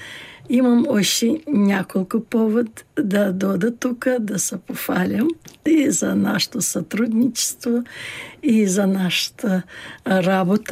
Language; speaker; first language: Bulgarian; early bilingual, heritage; Bulgarian